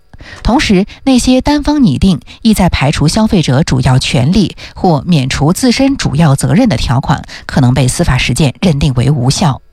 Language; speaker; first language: Chinese; native; Chinese